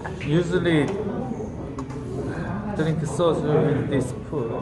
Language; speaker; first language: English; non-native, learner; Korean